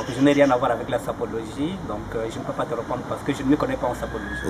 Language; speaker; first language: French; non-native, local second language; Lingala